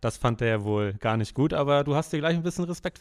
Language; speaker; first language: German; native; German